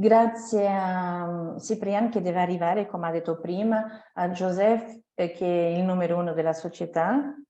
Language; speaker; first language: Italian; non-native, fluent; French